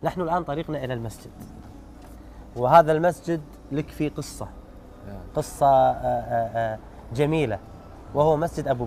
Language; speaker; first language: Arabic; native; Arabic